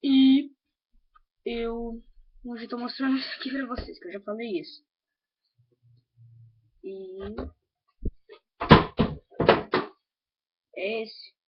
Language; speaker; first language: Portuguese; native; Portuguese